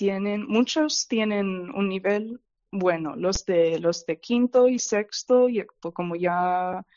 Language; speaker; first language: Spanish; non-native, fluent; English